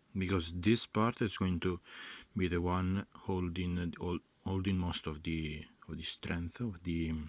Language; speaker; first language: English; non-native, fluent; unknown